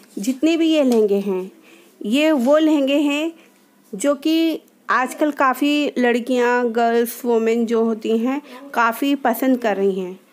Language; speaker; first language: Hindi; native; Hindi